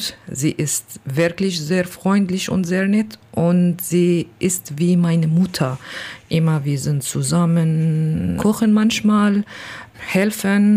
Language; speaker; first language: German; non-native, learner; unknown